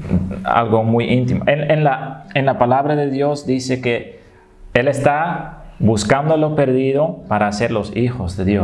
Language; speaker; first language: Spanish; non-native, fluent; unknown